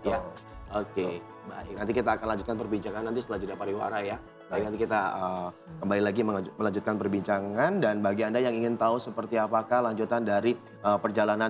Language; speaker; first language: Indonesian; native; Indonesian